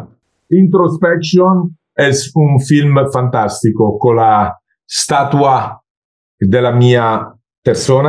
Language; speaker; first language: Spanish; non-native, learner; Italian